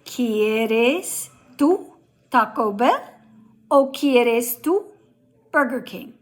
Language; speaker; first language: Spanish; non-native, fluent; English